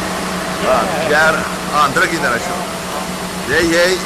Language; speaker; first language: Swedish; non-native, learner; Turkmen